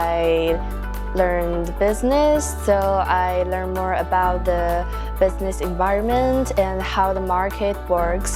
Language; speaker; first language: English; non-native, fluent; Chinese